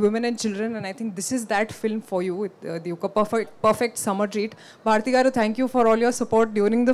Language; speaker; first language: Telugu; non-native, fluent; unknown